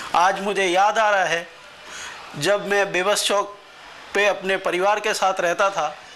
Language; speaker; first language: Hindi; non-native, local second language; Sindhi